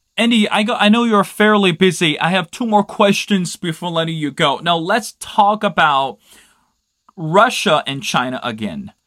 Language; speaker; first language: English; non-native, fluent; Chinese